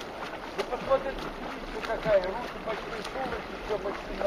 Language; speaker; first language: Russian; native; Russian